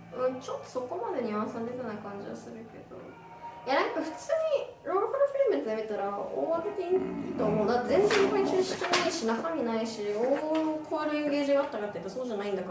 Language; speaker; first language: Japanese; native; Japanese